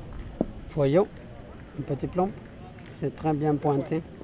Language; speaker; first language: French; non-native, learner; English